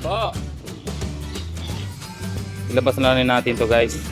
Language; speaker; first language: Filipino; native; Filipino